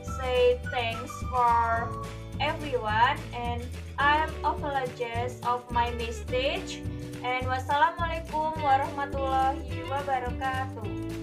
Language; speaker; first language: English; non-native, learner; Indonesian